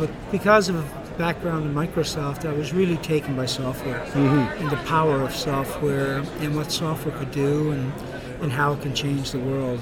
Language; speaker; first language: English; native; English